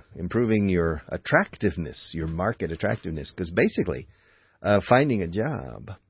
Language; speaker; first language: English; native; English